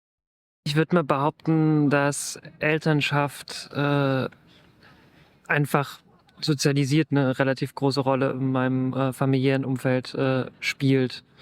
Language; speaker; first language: German; native; German